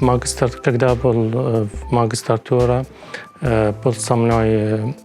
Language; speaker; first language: Russian; non-native, learner; Arabic